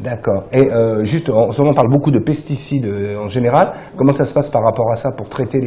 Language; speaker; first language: French; native; French